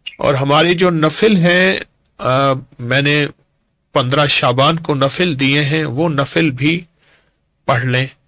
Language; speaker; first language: Urdu; native; Urdu